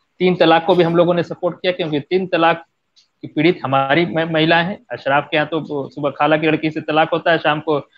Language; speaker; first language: Hindi; non-native, local second language; Bhojpuri